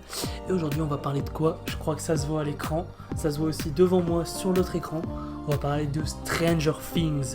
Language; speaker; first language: French; native; French